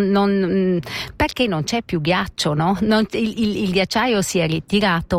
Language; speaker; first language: Italian; non-native, local second language; German